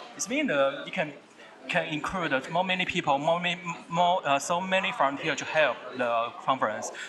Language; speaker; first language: English; non-native, fluent; Chinese